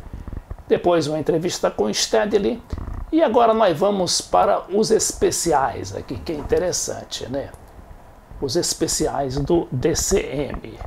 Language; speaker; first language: Portuguese; native; Portuguese